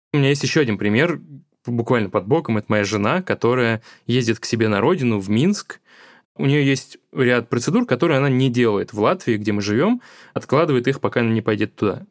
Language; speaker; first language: Russian; native; Russian